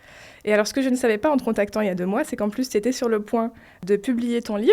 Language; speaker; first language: French; native; French